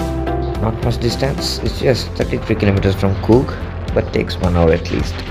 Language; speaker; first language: English; non-native, local second language; Telugu